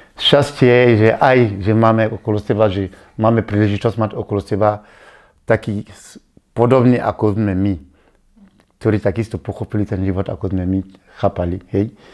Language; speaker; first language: Slovak; non-native, fluent; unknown